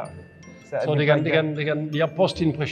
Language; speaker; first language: Indonesian; non-native, fluent; French